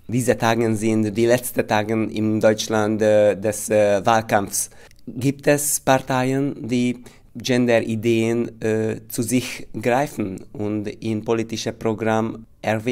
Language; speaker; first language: German; non-native, fluent; Hungarian